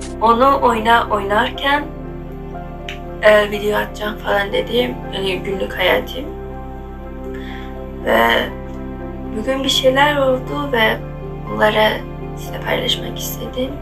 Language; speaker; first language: Turkish; non-native, learner; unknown